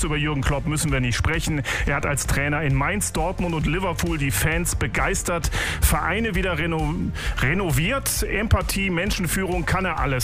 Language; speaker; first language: German; native; German